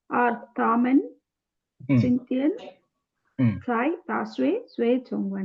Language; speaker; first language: Chinese; non-native, learner; Tamil